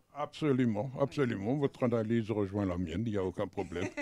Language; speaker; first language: French; native; French